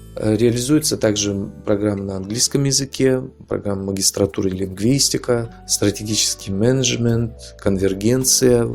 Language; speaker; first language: Russian; non-native, local second language; Yakut